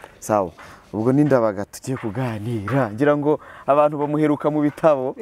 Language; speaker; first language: Kinyarwanda; native; Kinyarwanda